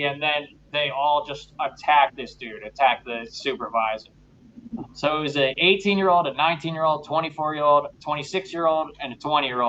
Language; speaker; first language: English; native; English